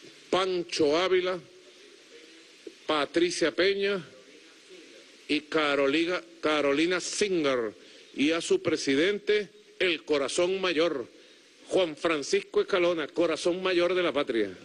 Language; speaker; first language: Spanish; native; Spanish